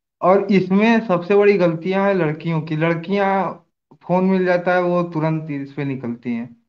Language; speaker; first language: Hindi; native; Hindi